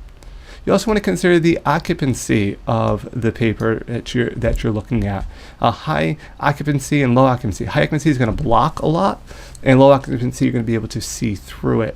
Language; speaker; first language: English; native; English